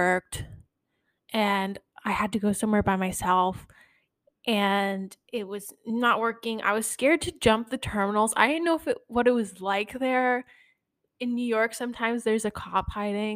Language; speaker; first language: English; native; English